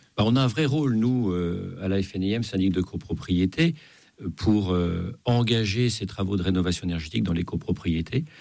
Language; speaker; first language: French; native; French